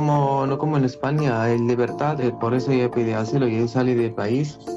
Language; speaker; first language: Spanish; non-native, learner; Arabic